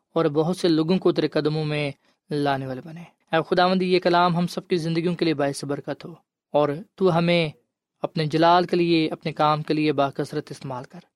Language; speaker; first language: Urdu; non-native, local second language; Punjabi